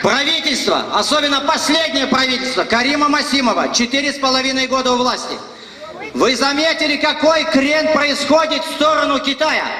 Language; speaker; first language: Russian; non-native, local second language; Kazakh